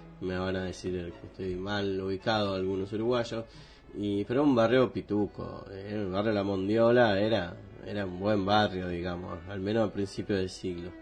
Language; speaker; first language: Spanish; native; Spanish